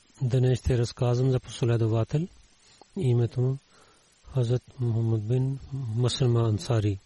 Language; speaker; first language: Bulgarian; non-native, learner; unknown